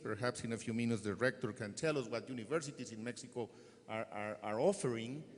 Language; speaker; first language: English; non-native, fluent; Spanish